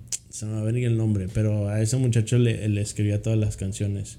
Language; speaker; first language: Spanish; early bilingual, heritage; Spanish